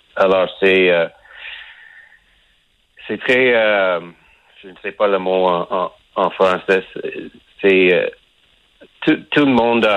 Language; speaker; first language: French; non-native, local second language; English